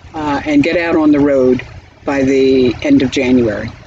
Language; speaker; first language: English; native; English